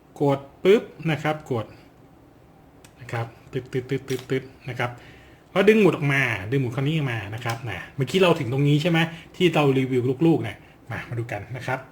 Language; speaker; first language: Thai; native; Thai